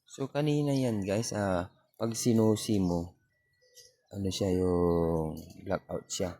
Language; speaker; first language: Filipino; native; Filipino